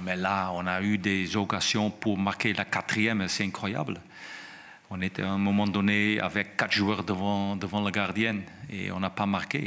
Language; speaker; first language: French; non-native, fluent; Dutch